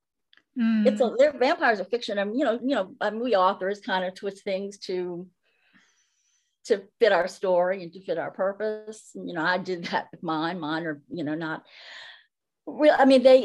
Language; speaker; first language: English; native; English